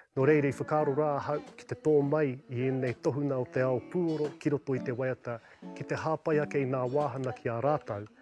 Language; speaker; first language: Māori; non-native, local second language; English